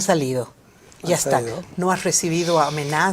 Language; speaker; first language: Spanish; native; Spanish